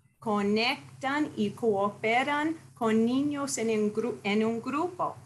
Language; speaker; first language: Spanish; non-native, fluent; English